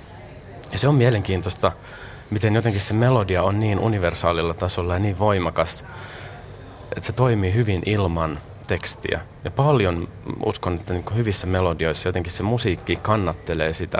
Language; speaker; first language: Finnish; native; Finnish